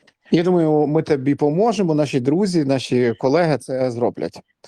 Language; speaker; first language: Ukrainian; native; Ukrainian